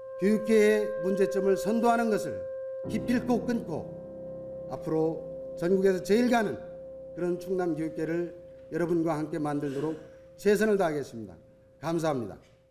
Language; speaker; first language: Korean; native; Korean